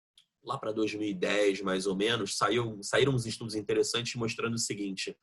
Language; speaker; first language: Portuguese; native; Portuguese